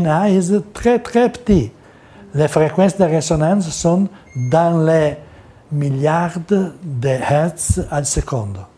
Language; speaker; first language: French; non-native, learner; Italian